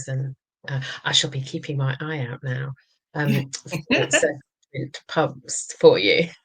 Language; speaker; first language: English; native; English